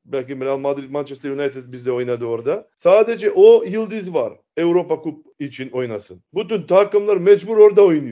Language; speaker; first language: Turkish; non-native, learner; Macedonian